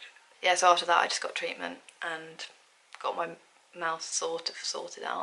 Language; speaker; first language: English; native; English